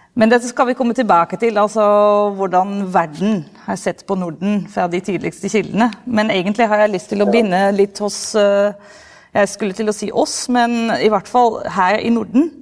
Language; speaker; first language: Norwegian; non-native, fluent; Dutch